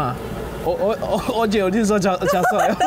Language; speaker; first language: Korean; non-native, learner; English